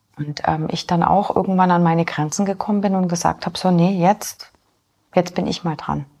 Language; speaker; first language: German; early bilingual, other home language; Polish